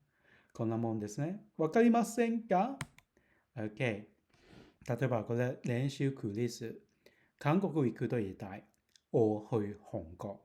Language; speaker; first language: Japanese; non-native, fluent; Cantonese